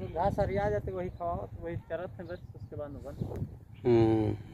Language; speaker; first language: Hindi; native; Hindi